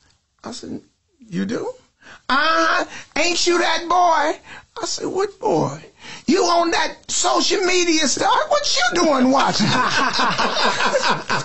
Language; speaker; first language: English; native; English